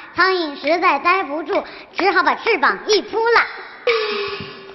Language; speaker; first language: Chinese; native; Chinese